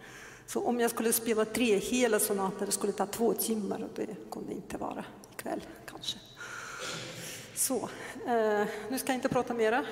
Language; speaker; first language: Swedish; non-native, fluent; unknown